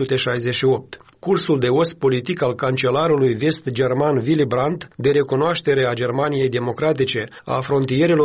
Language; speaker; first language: Romanian; native; Romanian